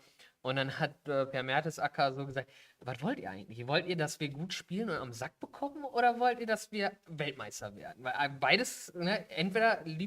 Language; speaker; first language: German; native; German